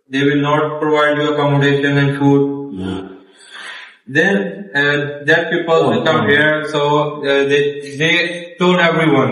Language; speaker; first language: English; non-native, learner; Bangla